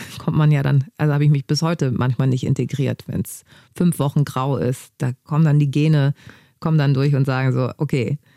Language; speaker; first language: German; native; German